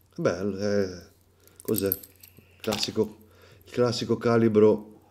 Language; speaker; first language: Italian; native; Italian